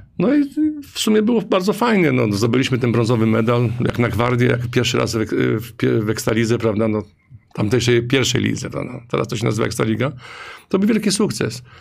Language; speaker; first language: Polish; native; Polish